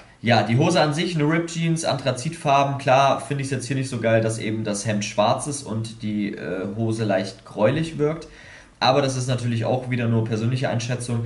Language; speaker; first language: German; native; German